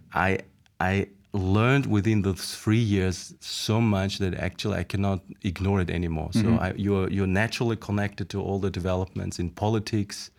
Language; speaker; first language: English; non-native, fluent; Mongolian